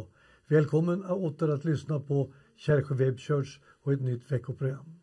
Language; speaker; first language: Swedish; native; Swedish